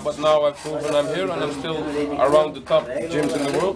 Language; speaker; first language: English; non-native, fluent; Dutch